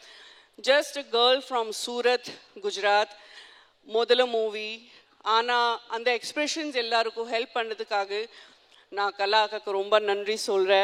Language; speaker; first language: Tamil; non-native, local second language; Gujarati